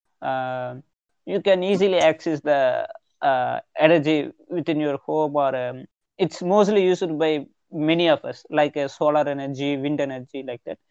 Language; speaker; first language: English; non-native, local second language; Tamil